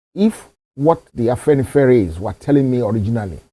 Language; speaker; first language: English; non-native, local second language; Yoruba